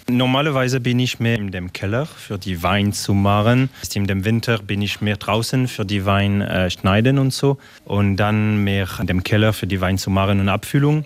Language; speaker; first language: German; non-native, learner; French